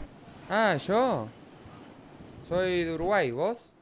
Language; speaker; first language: Spanish; native; Spanish